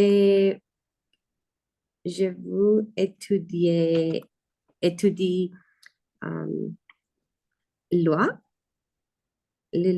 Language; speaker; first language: French; non-native, learner; Spanish